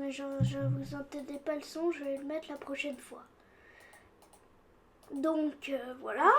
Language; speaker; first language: French; native; French